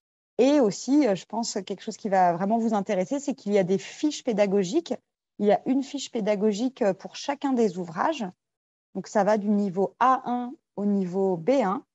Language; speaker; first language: French; native; French